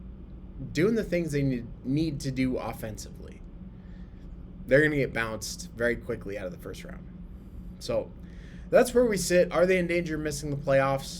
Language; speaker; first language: English; native; English